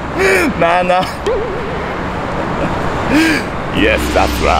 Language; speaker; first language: English; non-native, learner; Japanese